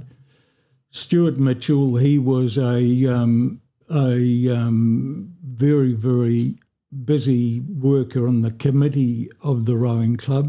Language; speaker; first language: English; native; English